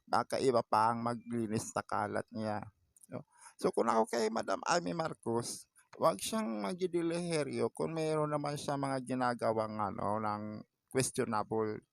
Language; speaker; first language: Filipino; non-native, local second language; Waray